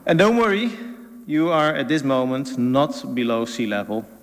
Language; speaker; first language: English; non-native, fluent; Dutch